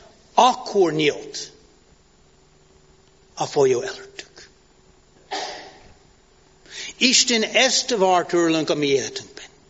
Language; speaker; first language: Hungarian; non-native, fluent; English